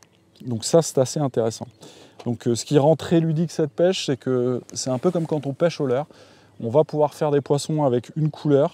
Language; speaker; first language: French; native; French